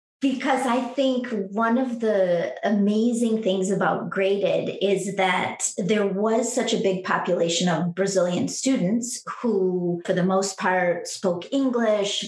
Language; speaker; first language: English; native; English